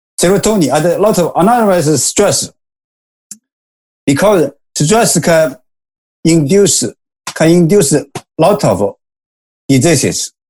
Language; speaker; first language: English; non-native, learner; Japanese